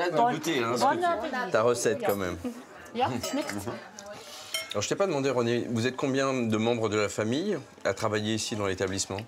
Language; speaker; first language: French; native; French